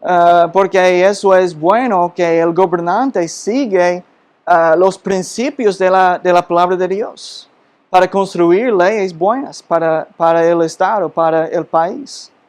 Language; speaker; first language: Spanish; non-native, fluent; English